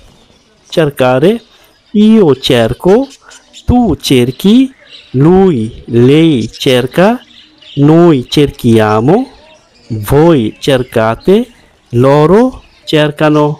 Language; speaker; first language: Italian; non-native, fluent; Bangla